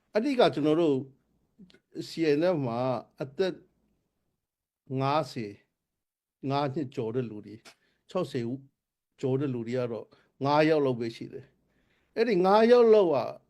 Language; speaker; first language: Burmese; non-native, local second language; Hakha Chin